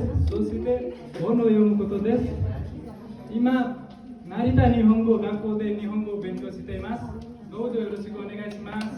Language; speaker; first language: Japanese; non-native, learner; Nepali